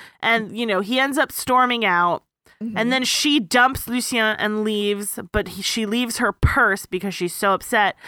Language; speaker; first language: English; native; English